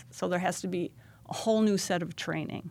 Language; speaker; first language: English; native; English